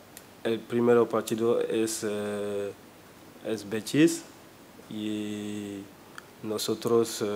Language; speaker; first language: Spanish; non-native, learner; French